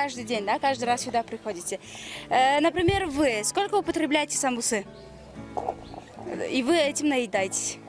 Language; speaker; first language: Russian; non-native, local second language; Tajik